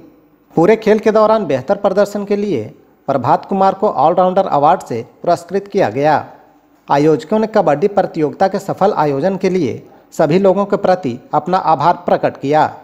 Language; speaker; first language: Hindi; native; Hindi